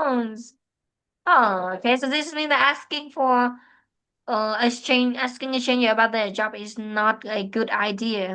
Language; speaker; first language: English; non-native, fluent; Vietnamese